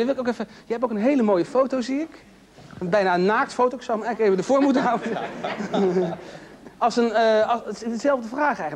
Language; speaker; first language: Dutch; native; Dutch